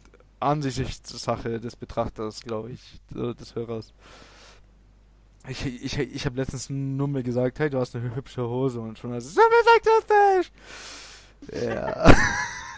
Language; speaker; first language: German; native; German